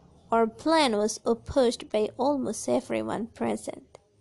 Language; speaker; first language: English; non-native, fluent; Indonesian